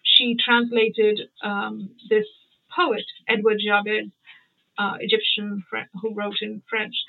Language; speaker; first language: English; non-native, local second language; Gujarati